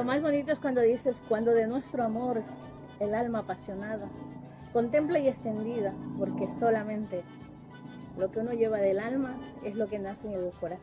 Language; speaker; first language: Spanish; native; Spanish